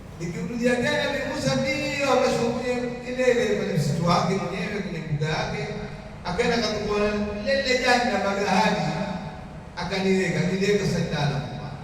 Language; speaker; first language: Swahili; native; Swahili